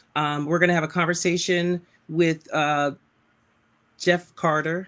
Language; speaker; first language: English; native; English